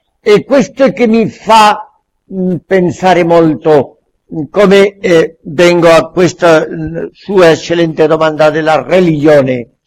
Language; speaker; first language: Italian; non-native, fluent; Spanish